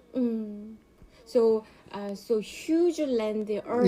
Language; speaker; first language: English; non-native, learner; Korean